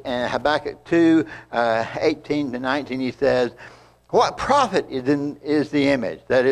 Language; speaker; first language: English; native; English